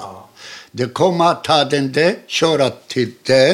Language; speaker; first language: Swedish; non-native, learner; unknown